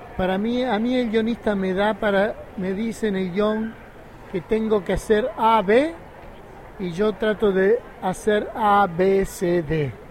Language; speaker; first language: Spanish; native; Spanish